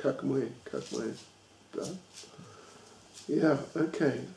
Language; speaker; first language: Russian; non-native, learner; English